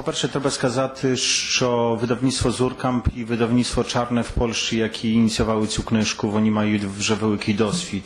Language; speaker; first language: Polish; non-native, learner; Ukrainian